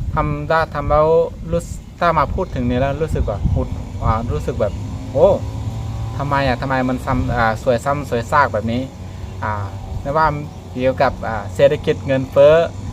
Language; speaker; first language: Thai; native; Thai